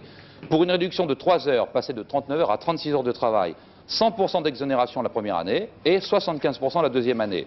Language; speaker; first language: French; native; French